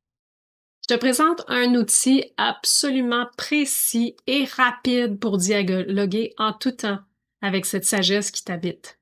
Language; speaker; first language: French; native; French